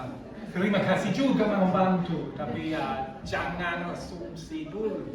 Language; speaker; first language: Indonesian; non-native, fluent; English